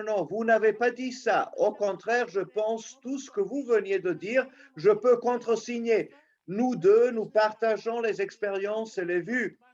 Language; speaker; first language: French; non-native, local second language; Serbian